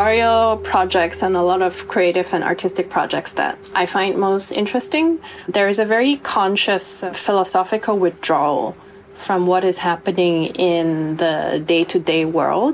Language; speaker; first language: English; non-native, local second language; Cantonese